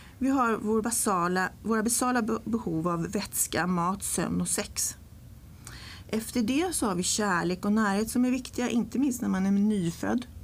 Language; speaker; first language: Swedish; early bilingual, other home language; English